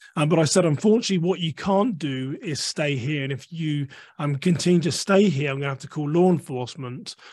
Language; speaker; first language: English; native; English